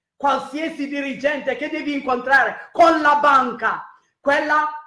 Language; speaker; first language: Italian; non-native, fluent; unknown